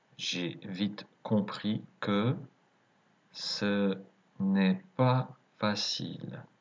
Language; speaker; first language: French; native; French